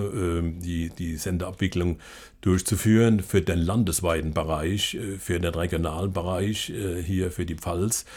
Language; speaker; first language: German; native; German